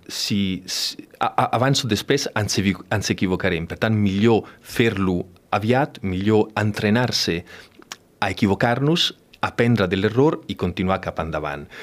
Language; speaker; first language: Catalan; non-native, fluent; Italian